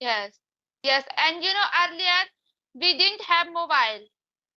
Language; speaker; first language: English; non-native, learner; Hindi